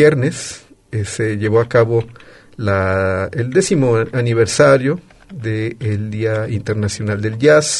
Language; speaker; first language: Spanish; native; Spanish